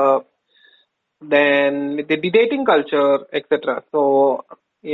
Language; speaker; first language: English; non-native, local second language; Kannada